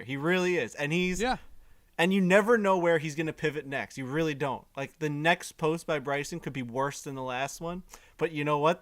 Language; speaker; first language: English; native; English